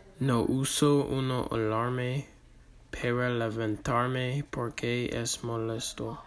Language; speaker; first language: Spanish; non-native, learner; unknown